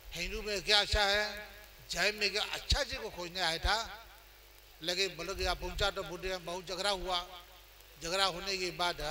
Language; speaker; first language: Hindi; non-native, fluent; Burmese